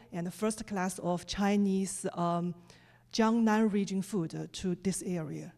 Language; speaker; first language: English; non-native, fluent; Chinese